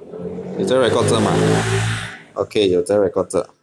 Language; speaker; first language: Chinese; native; Chinese